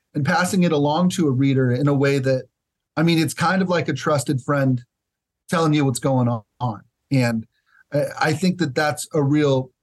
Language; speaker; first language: English; native; English